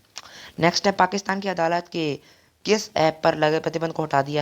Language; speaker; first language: Hindi; native; Hindi